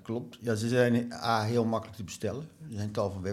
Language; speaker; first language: Dutch; native; Dutch